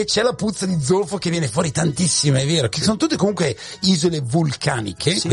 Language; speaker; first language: Italian; native; Italian